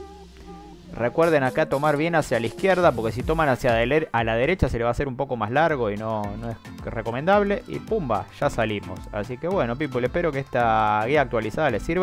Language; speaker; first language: Spanish; native; Spanish